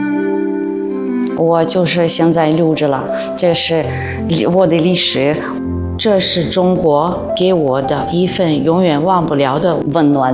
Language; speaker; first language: Chinese; non-native, fluent; Russian